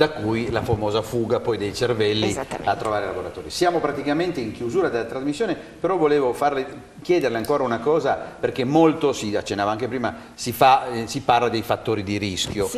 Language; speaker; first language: Italian; native; Italian